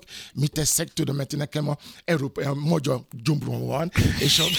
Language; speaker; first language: Hungarian; non-native, learner; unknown